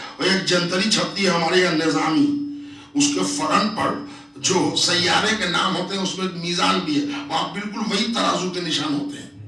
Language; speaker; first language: Urdu; native; Urdu